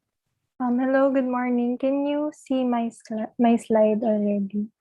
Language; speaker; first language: English; non-native, local second language; Filipino